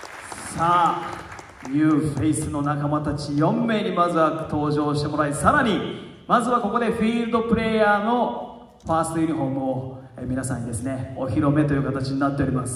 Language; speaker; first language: Japanese; native; Japanese